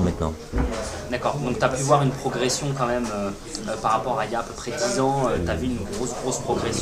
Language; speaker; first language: French; native; French